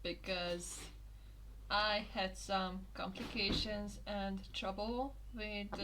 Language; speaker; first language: English; non-native, fluent; Hungarian